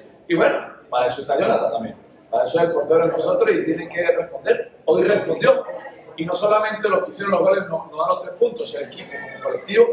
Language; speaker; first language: Spanish; native; Spanish